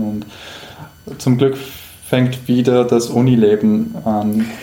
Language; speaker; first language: German; non-native, fluent; Spanish